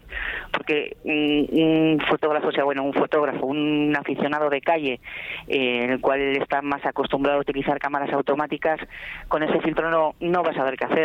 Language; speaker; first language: Spanish; native; Spanish